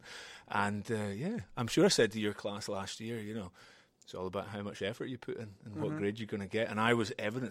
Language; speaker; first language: English; native; English